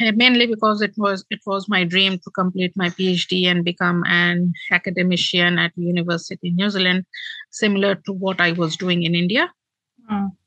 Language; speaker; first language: English; non-native, local second language; Bangla